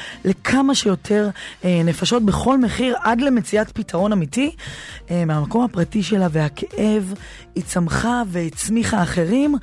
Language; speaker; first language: Hebrew; native; Hebrew